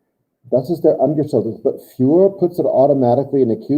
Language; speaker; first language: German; non-native, fluent; English